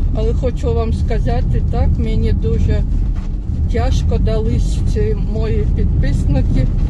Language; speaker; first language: Ukrainian; non-native, local second language; Russian